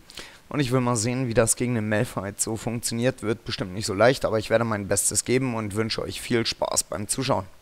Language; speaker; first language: German; native; German